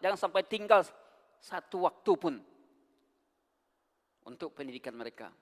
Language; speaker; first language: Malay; non-native, local second language; Minangkabau